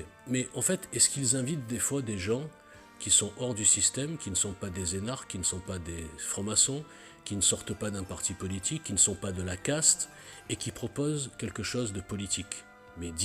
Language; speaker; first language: French; native; French